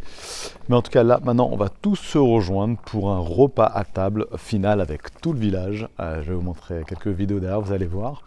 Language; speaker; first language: French; early bilingual, other home language; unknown